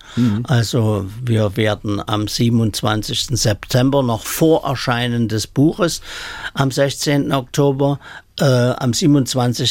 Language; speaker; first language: German; native; German